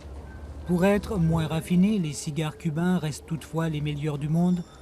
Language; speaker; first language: French; native; French